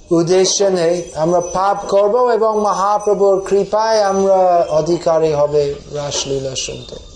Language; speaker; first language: Bangla; non-native, fluent; English